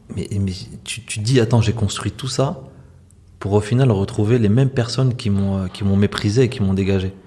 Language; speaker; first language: French; native; French